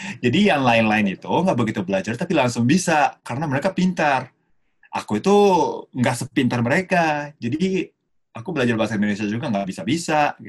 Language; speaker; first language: Indonesian; non-native, fluent; Japanese